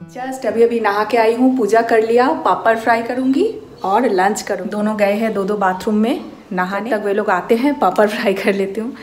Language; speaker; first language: Hindi; native; Hindi